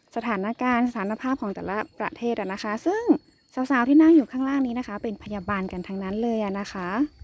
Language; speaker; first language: Thai; non-native, local second language; Karen languages